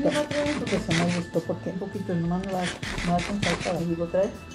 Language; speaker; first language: Spanish; native; Spanish